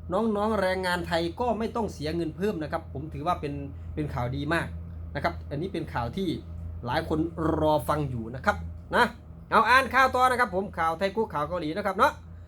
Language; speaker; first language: Thai; native; Thai